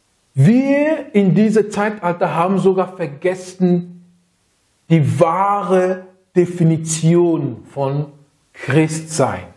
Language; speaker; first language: German; non-native, fluent; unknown